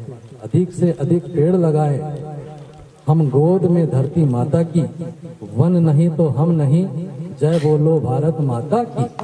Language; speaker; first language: Hindi; native; Hindi